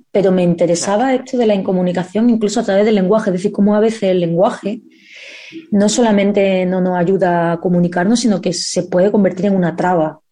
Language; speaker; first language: Spanish; native; Spanish